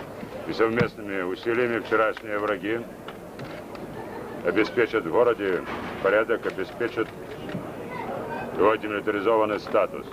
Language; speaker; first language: Russian; native; Russian